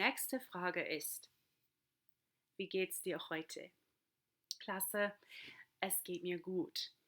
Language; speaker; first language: German; non-native, fluent; English